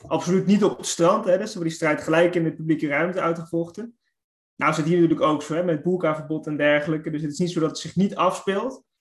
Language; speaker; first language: Dutch; native; Dutch